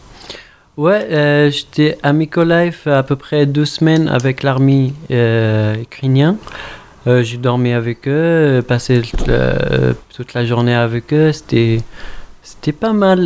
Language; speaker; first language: French; non-native, fluent; Arabic